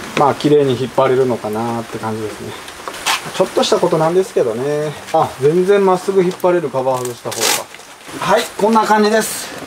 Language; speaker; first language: Japanese; native; Japanese